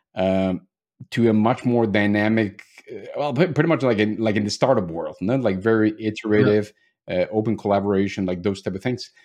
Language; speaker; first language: English; non-native, fluent; Spanish